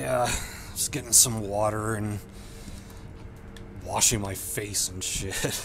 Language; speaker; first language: English; native; English